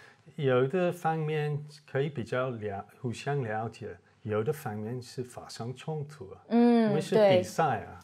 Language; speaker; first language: Chinese; non-native, fluent; English